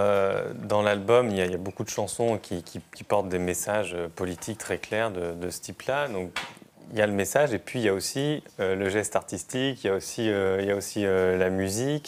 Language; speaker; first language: French; native; French